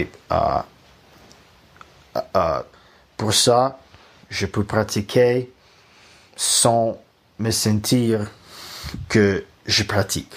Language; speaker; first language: French; non-native, learner; Russian